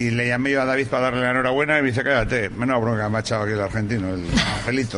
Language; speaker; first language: Spanish; native; Spanish